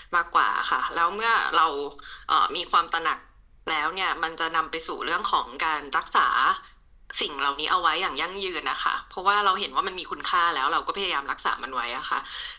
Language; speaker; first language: Thai; native; Thai